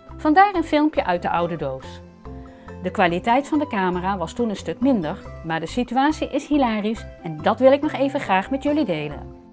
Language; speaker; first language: Dutch; native; Dutch